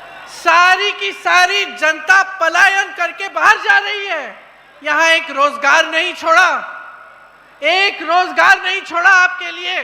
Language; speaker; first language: Hindi; native; Hindi